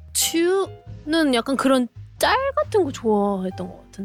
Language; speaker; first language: Korean; native; Korean